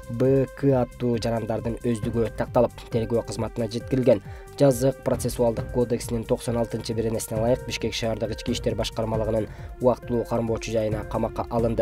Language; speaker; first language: Kyrgyz; native; Kyrgyz